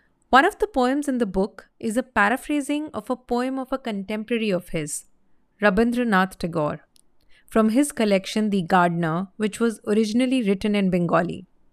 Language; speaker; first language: English; non-native, local second language; Hindi